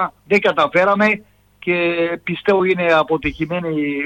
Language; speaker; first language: Greek; non-native, fluent; Serbian